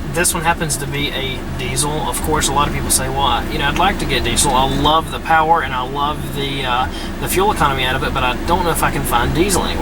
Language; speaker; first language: English; native; English